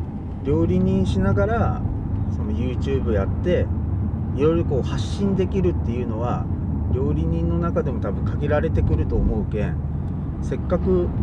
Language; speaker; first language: Japanese; native; Japanese